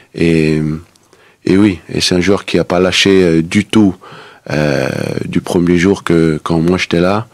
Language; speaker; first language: French; non-native, fluent; Danish